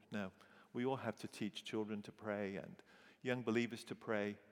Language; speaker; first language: English; native; English